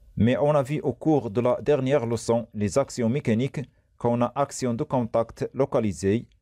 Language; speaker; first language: French; non-native, local second language; Arabic